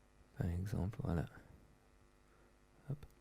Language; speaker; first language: French; non-native, fluent; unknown